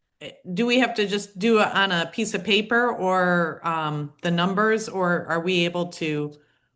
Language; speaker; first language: English; native; English